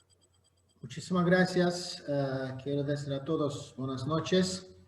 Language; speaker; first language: Spanish; non-native, fluent; Azerbaijani